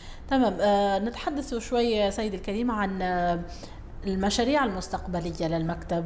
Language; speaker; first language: Arabic; native; Arabic